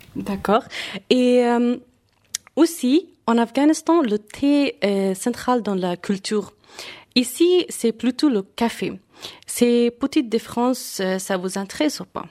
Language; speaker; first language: French; non-native, fluent; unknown